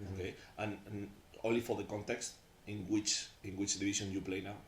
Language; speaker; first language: English; non-native, learner; Spanish